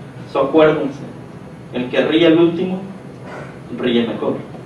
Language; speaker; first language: Spanish; early bilingual, heritage; Spanish